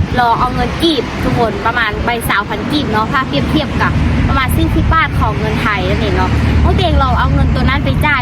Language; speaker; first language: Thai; non-native, learner; Lao